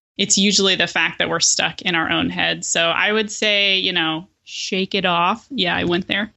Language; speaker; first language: English; native; English